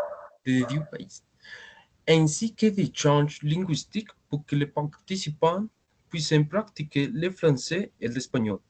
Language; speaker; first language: French; non-native, learner; Spanish